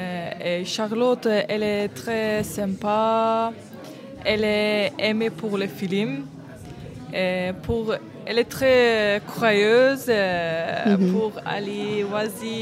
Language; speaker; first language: French; non-native, learner; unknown